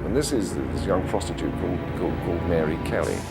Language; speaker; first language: English; native; English